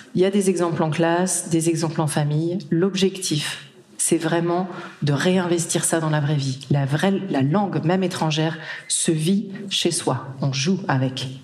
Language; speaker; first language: French; native; French